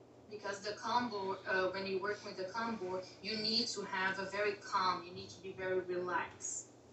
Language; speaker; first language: English; non-native, fluent; Portuguese